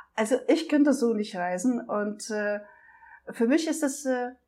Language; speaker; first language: German; non-native, fluent; Russian